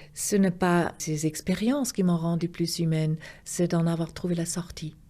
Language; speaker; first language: French; non-native, fluent; German